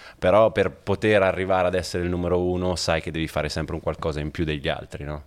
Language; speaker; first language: Italian; native; Italian